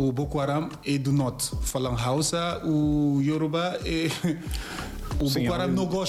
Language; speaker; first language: Portuguese; non-native, learner; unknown